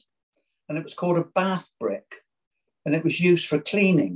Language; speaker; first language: English; native; English